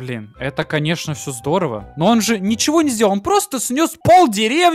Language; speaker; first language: Russian; native; Russian